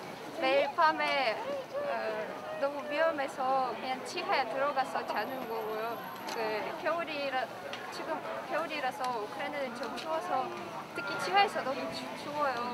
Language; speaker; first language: Korean; non-native, fluent; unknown